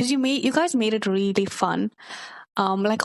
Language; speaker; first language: English; early bilingual, other home language; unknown